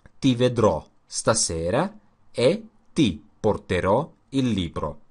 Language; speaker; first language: Italian; non-native, learner; Russian